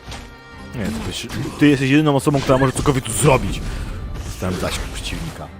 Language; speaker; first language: Polish; native; Polish